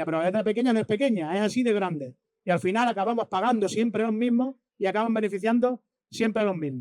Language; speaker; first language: Spanish; native; Spanish